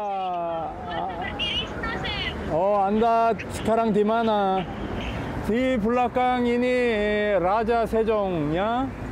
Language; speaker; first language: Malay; non-native, learner; Korean